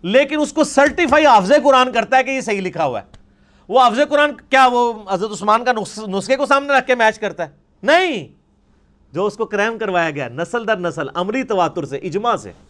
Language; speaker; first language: Urdu; non-native, local second language; Punjabi